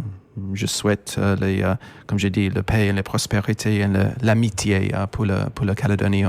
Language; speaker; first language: French; non-native, fluent; English